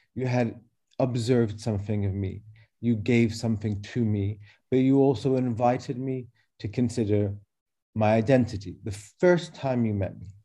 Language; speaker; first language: English; early bilingual, other home language; Arabic